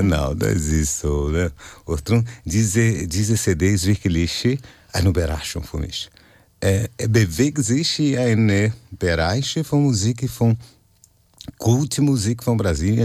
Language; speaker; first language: German; non-native, fluent; Portuguese